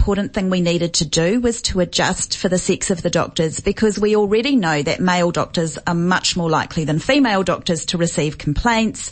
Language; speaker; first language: English; native; English